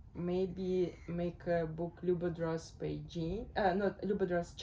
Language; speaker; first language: English; non-native, fluent; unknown